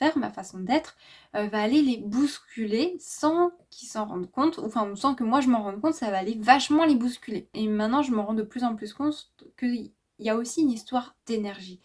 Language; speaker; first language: French; native; French